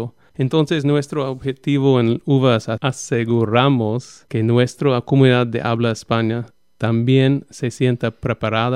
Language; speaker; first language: Spanish; non-native, fluent; English